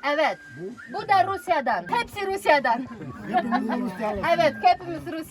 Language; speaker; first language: Turkish; non-native, learner; Russian